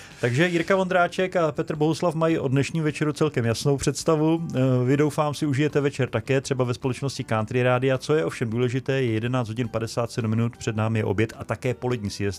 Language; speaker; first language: Czech; native; Czech